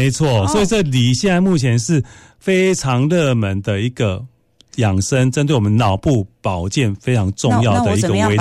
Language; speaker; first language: Chinese; native; Chinese